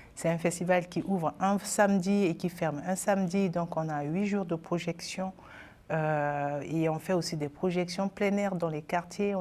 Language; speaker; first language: French; non-native, local second language; Sango